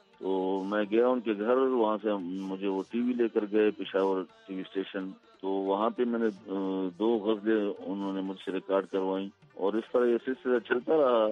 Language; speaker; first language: Urdu; non-native, local second language; Pashto